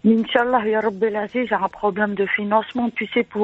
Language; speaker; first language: French; native; French